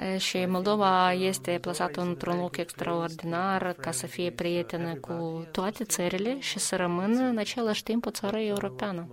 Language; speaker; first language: Romanian; non-native, fluent; Albanian